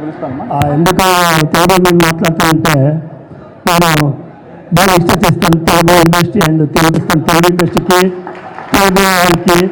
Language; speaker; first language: Telugu; non-native, learner; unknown